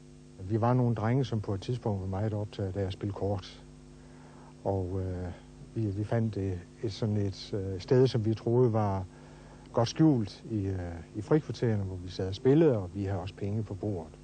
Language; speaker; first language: Danish; native; Danish